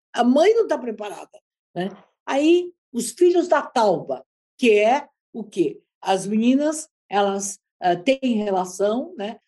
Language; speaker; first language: Portuguese; native; Portuguese